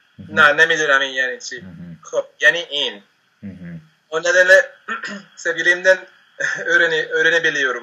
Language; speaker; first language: Turkish; non-native, fluent; Spanish